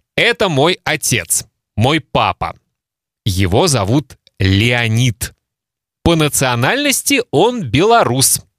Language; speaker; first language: Russian; native; Russian